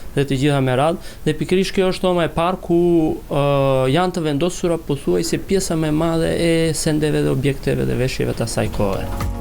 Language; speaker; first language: Albanian; non-native, local second language; Macedonian